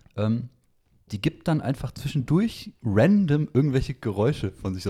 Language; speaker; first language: German; native; German